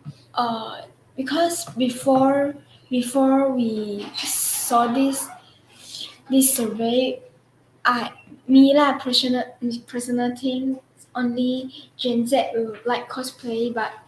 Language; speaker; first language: English; non-native, local second language; Chinese